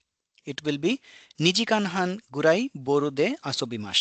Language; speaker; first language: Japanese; non-native, fluent; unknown